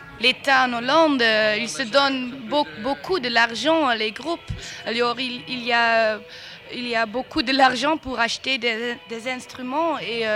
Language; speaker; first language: French; non-native, learner; Dutch